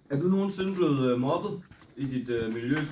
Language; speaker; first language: Danish; native; Danish